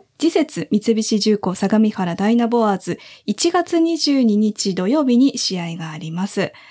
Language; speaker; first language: Japanese; native; Japanese